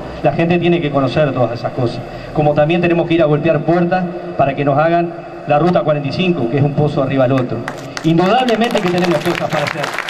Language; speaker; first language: Spanish; native; Spanish